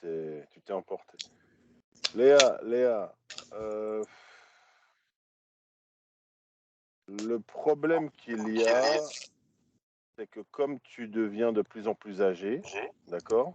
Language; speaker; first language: French; native; French